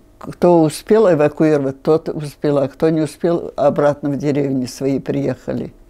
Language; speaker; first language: Russian; non-native, local second language; Finnish